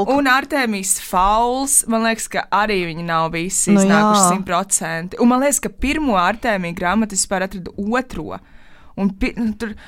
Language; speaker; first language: Latvian; native; Latvian